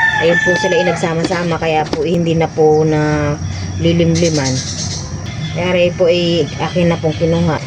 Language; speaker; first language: Filipino; native; Filipino